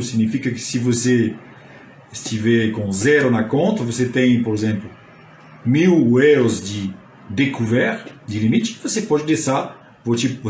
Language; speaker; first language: Portuguese; non-native, fluent; French